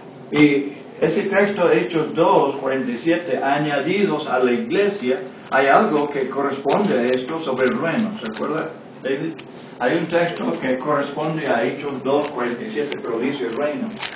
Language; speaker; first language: Spanish; non-native, fluent; English